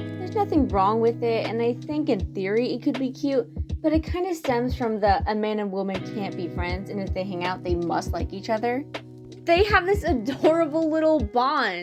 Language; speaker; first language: English; native; English